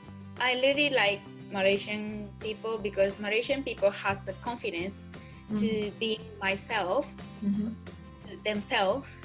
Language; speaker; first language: English; non-native, learner; Japanese